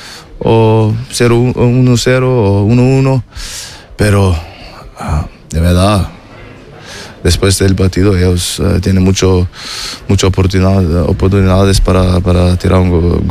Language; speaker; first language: Spanish; non-native, learner; German